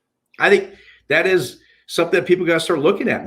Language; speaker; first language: English; native; English